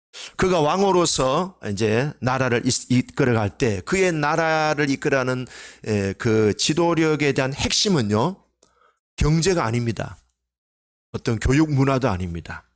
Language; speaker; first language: Korean; native; Korean